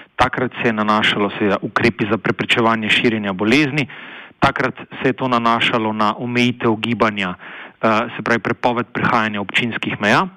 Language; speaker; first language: Slovenian; native; Slovenian